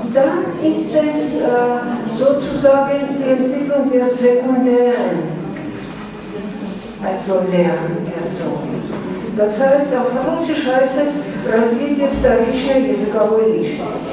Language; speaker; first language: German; non-native, fluent; Armenian